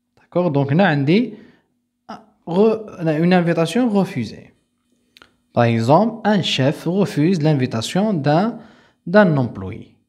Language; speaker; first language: French; non-native, local second language; Arabic